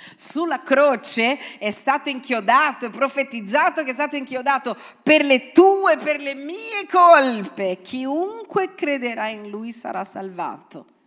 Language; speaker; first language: Italian; non-native, fluent; Portuguese